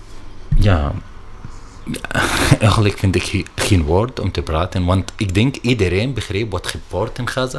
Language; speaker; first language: Dutch; non-native, learner; Arabic